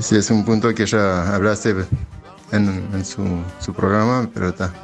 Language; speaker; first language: Spanish; non-native, fluent; French